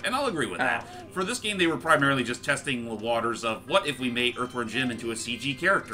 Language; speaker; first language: English; native; English